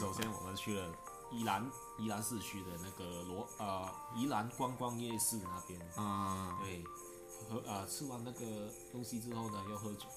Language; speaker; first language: Chinese; non-native, local second language; Cantonese